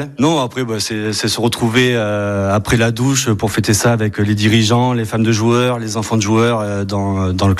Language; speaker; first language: French; native; French